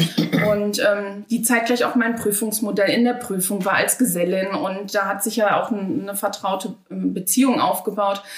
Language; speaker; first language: German; native; German